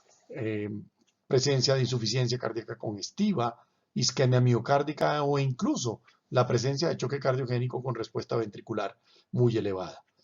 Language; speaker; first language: Spanish; native; Spanish